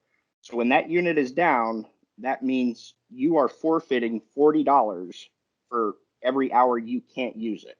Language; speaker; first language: English; native; English